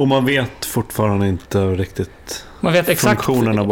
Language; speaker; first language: Swedish; native; Swedish